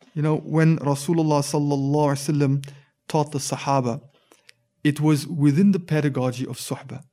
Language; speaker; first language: English; native; English